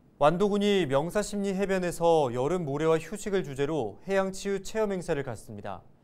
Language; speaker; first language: Korean; native; Korean